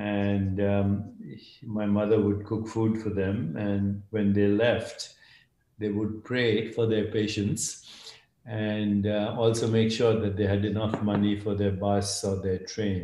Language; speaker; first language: English; non-native, local second language; Hindi